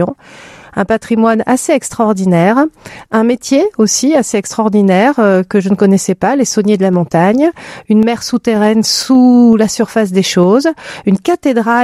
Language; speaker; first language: French; native; French